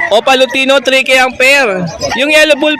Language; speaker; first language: Filipino; native; Filipino